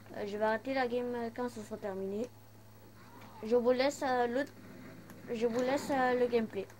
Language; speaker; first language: French; non-native, local second language; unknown